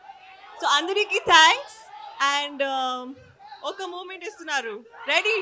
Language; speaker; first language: Telugu; non-native, learner; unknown